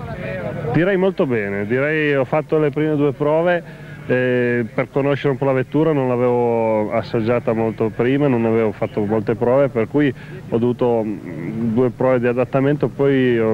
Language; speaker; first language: Italian; native; Italian